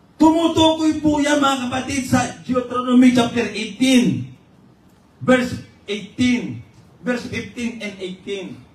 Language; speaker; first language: Filipino; non-native, local second language; Iloko